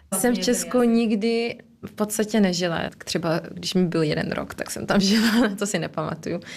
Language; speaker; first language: Czech; early bilingual, heritage; Czech